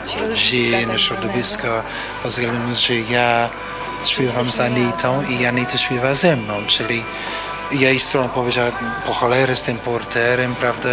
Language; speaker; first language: Polish; non-native, fluent; English